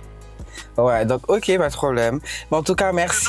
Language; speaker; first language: French; native; French